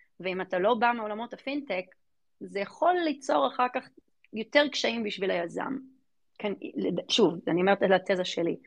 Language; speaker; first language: Hebrew; early bilingual, other home language; English